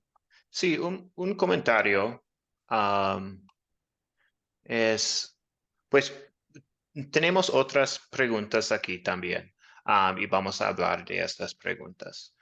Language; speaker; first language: Spanish; non-native, fluent; English